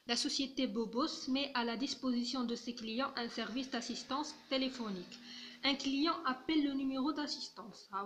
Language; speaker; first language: French; non-native, local second language; Arabic